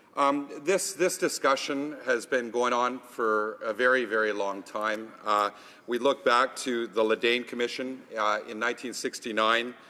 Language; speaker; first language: English; native; English